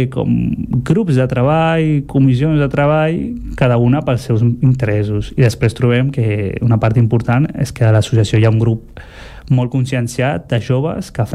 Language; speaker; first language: Catalan; non-native, fluent; Berber languages